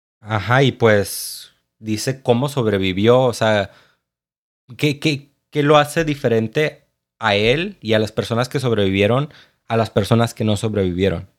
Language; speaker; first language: Spanish; native; Spanish